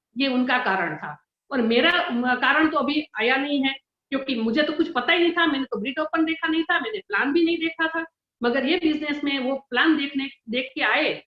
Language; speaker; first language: Hindi; non-native, local second language; Gujarati